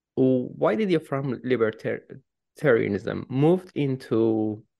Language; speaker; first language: English; non-native, fluent; Persian